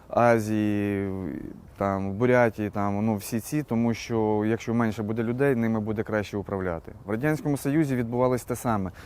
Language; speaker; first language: Ukrainian; native; Ukrainian